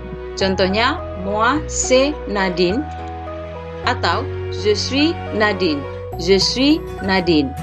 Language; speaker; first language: French; non-native, fluent; Indonesian